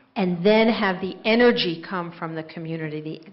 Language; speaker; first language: English; native; English